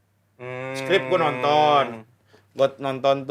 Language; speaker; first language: Indonesian; native; Indonesian